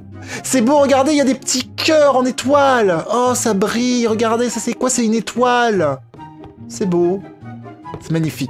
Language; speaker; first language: French; native; French